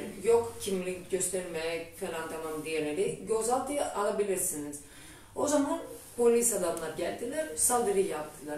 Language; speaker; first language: Turkish; non-native, learner; Greek